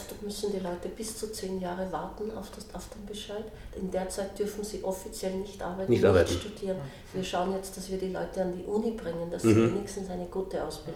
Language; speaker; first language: German; native; German